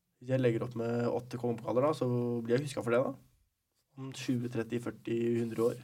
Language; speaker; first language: Norwegian; early bilingual, other home language; Arabic